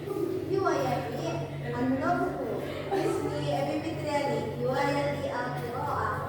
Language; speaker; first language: Arabic; non-native, learner; Indonesian